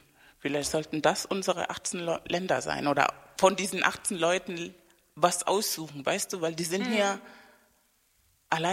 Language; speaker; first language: German; non-native, fluent; Spanish